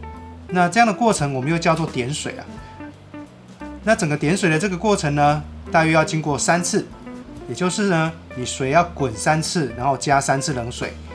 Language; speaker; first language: Chinese; native; Chinese